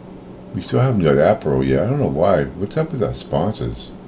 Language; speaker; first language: English; native; English